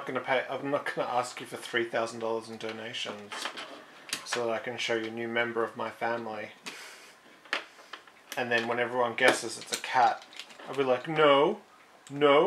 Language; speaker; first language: English; native; English